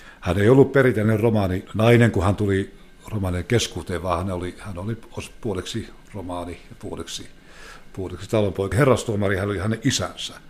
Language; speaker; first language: Finnish; native; Finnish